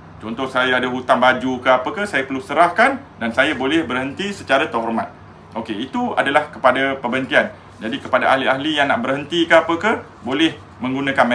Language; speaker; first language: Malay; native; Malay